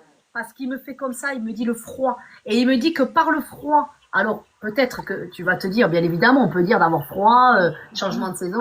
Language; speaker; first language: French; native; French